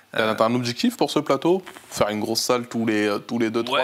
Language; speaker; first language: French; native; French